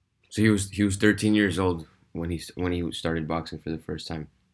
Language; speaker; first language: English; early bilingual, other home language; Russian